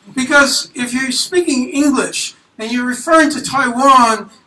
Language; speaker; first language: English; native; English